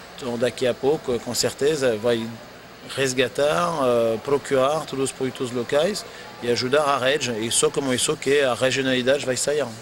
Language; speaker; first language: Portuguese; non-native, fluent; French